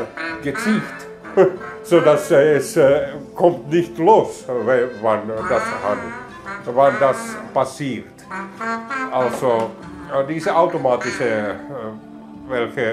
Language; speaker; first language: German; non-native, learner; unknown